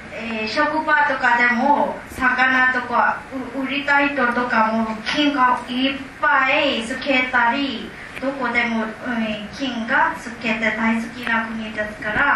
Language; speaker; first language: Japanese; non-native, learner; Burmese